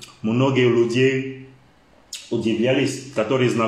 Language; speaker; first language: Russian; non-native, learner; French